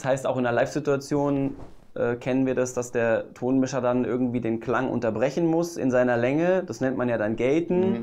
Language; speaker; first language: German; native; German